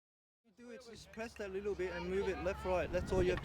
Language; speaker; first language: English; native; English